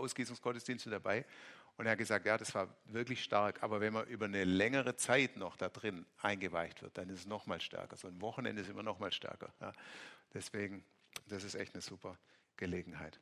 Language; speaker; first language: German; native; German